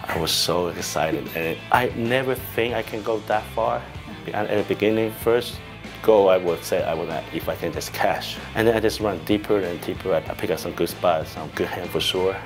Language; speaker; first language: English; non-native, learner; Chinese